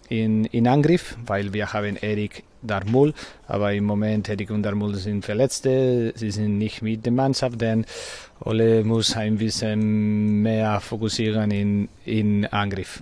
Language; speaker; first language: German; non-native, learner; Spanish